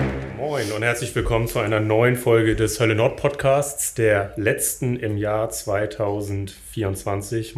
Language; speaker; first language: German; native; German